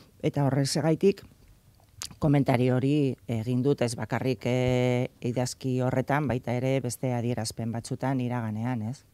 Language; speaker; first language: Basque; non-native, local second language; Spanish